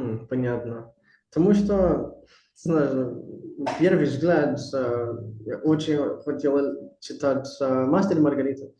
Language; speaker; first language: Russian; non-native, learner; Portuguese